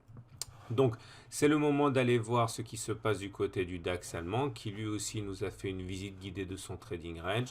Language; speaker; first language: French; native; French